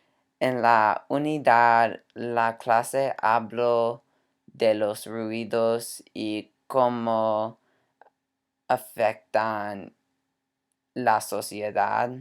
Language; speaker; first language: Spanish; non-native, learner; English